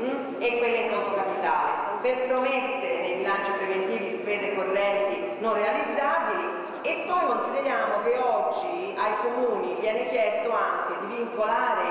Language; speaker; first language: Italian; native; Italian